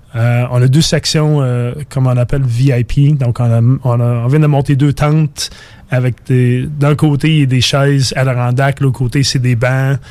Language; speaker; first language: French; non-native, fluent; English